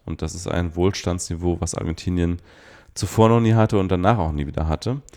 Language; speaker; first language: German; native; German